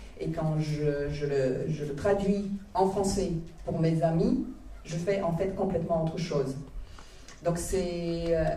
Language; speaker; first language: French; non-native, fluent; Croatian